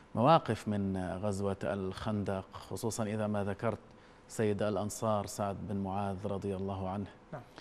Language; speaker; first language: Arabic; native; Arabic